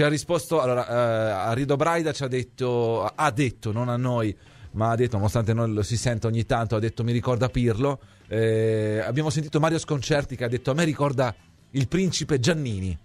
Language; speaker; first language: Italian; native; Italian